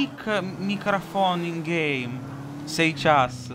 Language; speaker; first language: English; non-native, learner; Italian